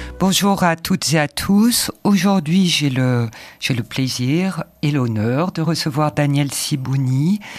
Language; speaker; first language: French; native; French